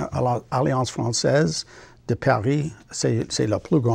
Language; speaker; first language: French; non-native, learner; English